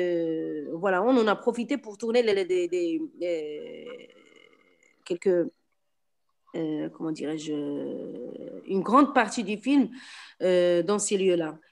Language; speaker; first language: French; non-native, local second language; Arabic